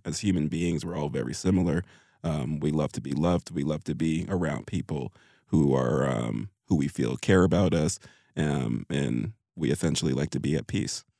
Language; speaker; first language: English; native; English